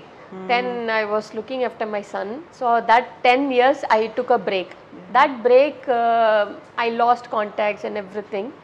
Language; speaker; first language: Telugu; non-native, local second language; Tamil